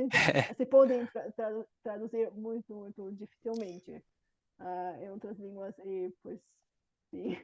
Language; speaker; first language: Portuguese; non-native, fluent; Bulgarian